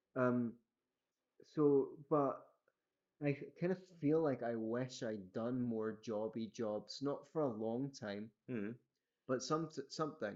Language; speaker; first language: English; native; English